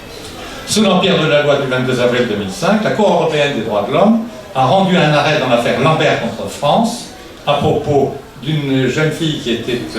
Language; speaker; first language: French; native; French